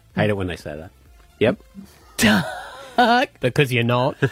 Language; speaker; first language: English; native; English